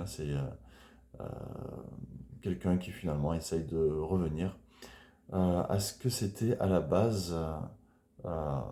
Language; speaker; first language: French; native; French